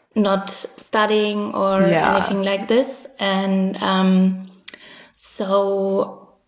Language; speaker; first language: English; non-native, fluent; German